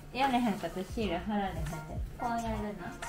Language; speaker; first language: Japanese; native; Japanese